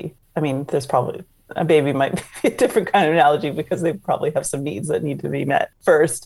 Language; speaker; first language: English; native; English